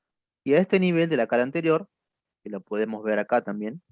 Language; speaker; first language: Spanish; native; Spanish